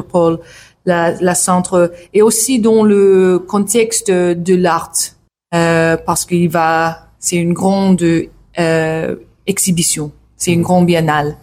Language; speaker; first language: French; non-native, learner; English